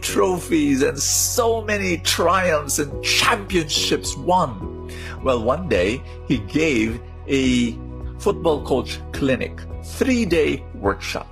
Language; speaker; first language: English; non-native, local second language; Filipino